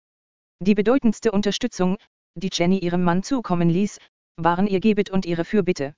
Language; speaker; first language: German; native; German